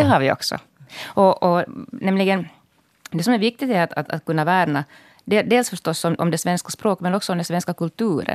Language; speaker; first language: Swedish; native; Swedish